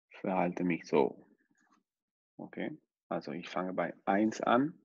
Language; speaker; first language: German; non-native, fluent; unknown